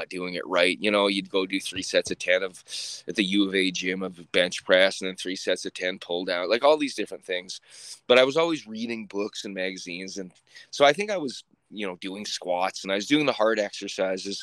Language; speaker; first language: English; native; English